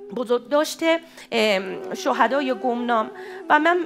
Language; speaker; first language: Persian; non-native, fluent; Japanese